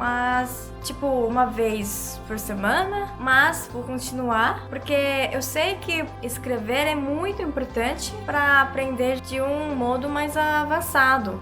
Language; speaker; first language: Portuguese; non-native, fluent; Korean